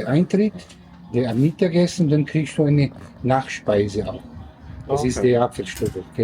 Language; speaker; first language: German; early bilingual, heritage; Portuguese